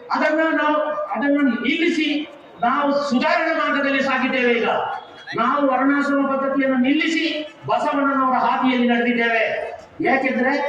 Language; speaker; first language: Kannada; non-native, local second language; Kodava